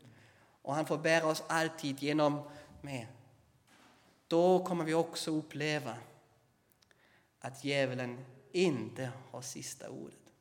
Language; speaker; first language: Swedish; non-native, fluent; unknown